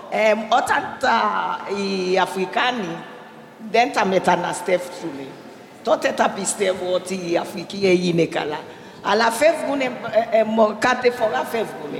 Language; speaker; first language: Greek; non-native, learner; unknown